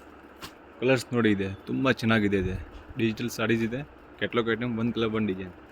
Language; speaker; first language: Kannada; non-native, local second language; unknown